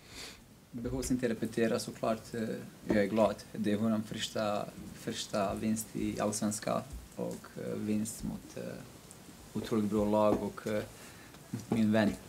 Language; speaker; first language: Swedish; non-native, local second language; Kurdish